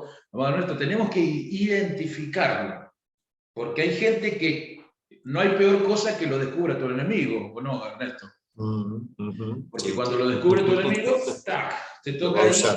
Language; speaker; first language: Spanish; native; Spanish